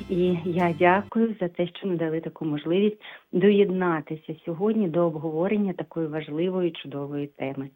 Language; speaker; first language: Ukrainian; non-native, local second language; Russian